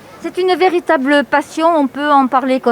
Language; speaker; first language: French; native; French